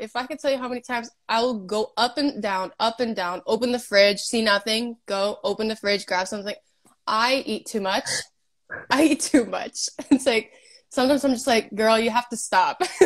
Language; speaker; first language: English; native; English